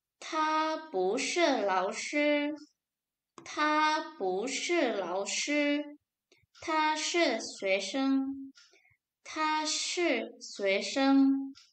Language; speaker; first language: Chinese; non-native, fluent; Indonesian